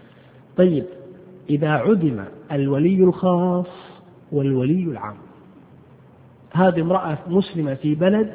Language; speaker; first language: Arabic; native; Arabic